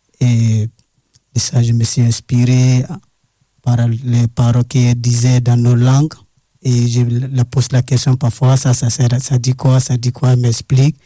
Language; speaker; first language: French; non-native, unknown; English